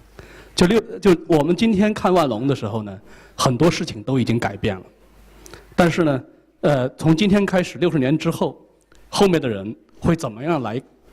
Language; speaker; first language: Chinese; native; Chinese